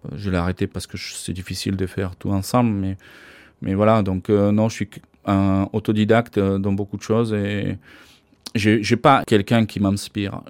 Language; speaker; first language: French; non-native, fluent; Slovak